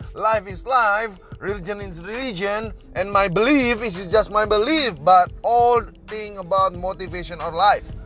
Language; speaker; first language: English; non-native, learner; Indonesian